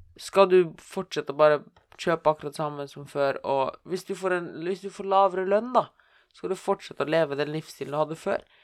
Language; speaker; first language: Norwegian; native; Norwegian